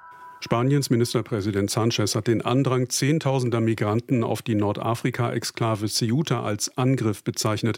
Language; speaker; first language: German; native; German